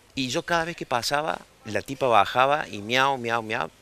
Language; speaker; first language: Spanish; native; Spanish